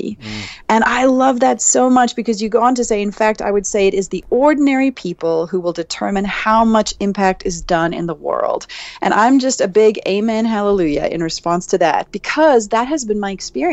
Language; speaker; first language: English; native; English